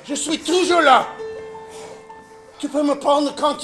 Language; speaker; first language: French; non-native, fluent; English